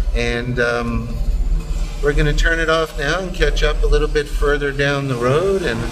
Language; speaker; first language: English; native; English